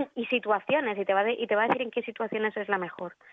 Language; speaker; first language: Spanish; native; Spanish